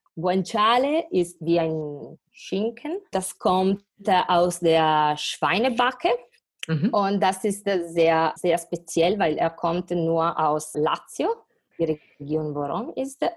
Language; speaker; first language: German; non-native, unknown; Italian